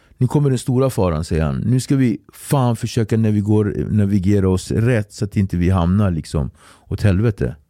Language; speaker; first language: Swedish; early bilingual, other home language; Kabuverdianu